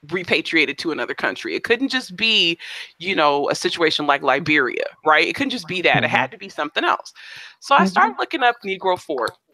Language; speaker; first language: English; native; English